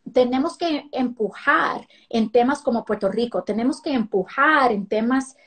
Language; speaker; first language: Spanish; early bilingual, heritage; Spanish